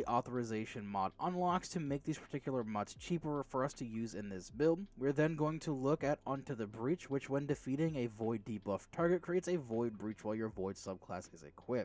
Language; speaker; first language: English; native; English